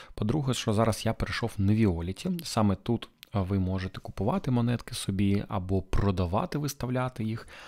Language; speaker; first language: Ukrainian; non-native, local second language; Russian